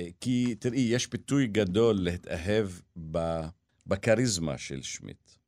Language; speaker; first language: Hebrew; non-native, local second language; Arabic